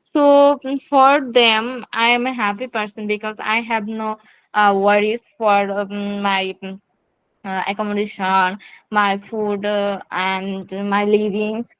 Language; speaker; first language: English; non-native, learner; Bangla